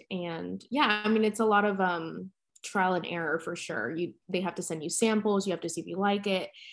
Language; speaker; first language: English; early bilingual, other home language; Spanish